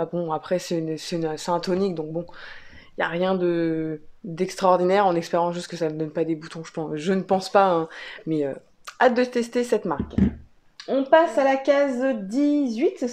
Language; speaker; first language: French; native; French